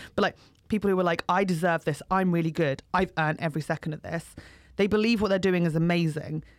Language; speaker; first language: English; native; English